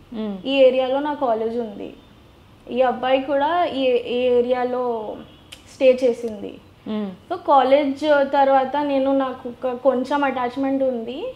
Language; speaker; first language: Telugu; non-native, learner; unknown